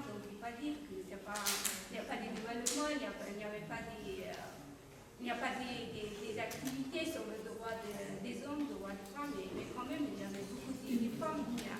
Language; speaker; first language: French; non-native, fluent; Persian